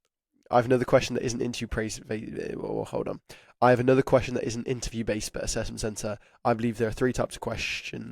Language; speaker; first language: English; native; English